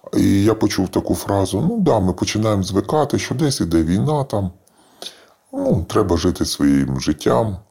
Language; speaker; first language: Ukrainian; native; Ukrainian